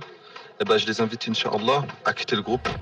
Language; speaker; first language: French; native; French